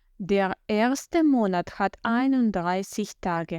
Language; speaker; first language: German; non-native, fluent; Ukrainian